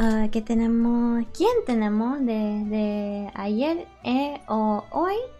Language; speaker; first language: Spanish; early bilingual, heritage; Spanish